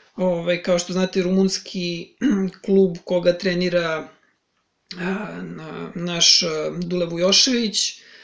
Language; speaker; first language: Serbian; native; Serbian